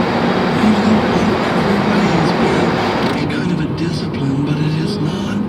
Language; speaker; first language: English; native; English